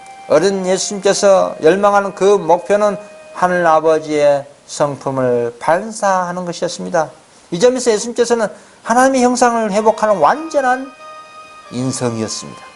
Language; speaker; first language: Korean; native; Korean